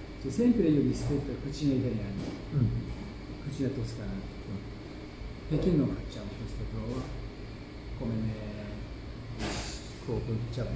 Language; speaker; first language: Italian; non-native, learner; Japanese